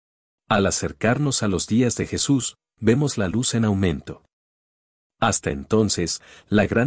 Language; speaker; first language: Spanish; native; Spanish